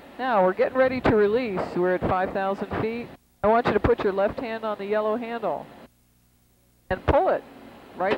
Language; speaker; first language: English; native; English